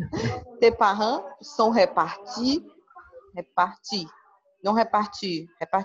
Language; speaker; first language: French; non-native, learner; Portuguese